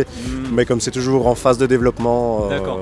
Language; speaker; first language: French; native; French